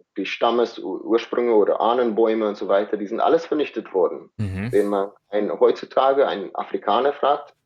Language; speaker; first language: German; non-native, fluent; Afrikaans